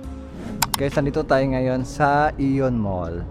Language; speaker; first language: Filipino; native; Filipino